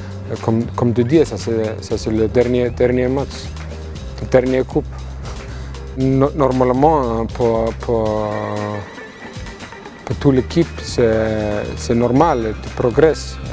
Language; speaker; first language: French; non-native, learner; Icelandic